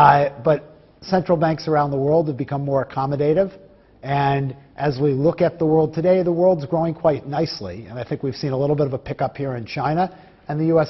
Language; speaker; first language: English; native; English